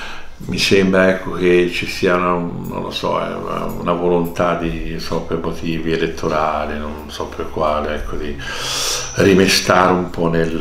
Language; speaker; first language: Italian; native; Italian